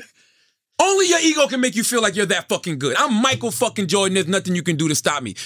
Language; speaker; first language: English; native; English